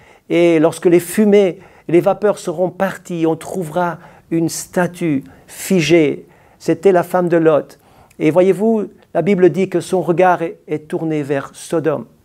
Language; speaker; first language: French; native; French